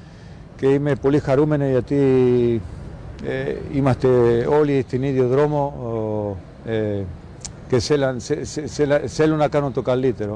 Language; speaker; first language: Greek; non-native, learner; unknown